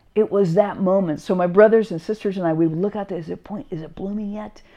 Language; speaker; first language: English; native; English